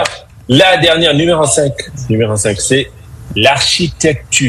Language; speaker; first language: French; non-native, fluent; English